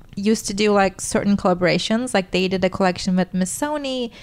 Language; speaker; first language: English; non-native, fluent; Turkish